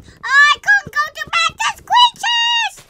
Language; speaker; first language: English; native; English